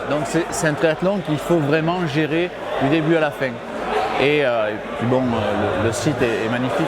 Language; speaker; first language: French; native; French